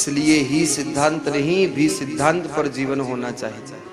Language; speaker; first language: Hindi; native; Hindi